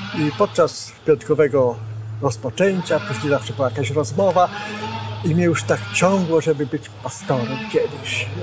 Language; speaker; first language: Polish; native; Polish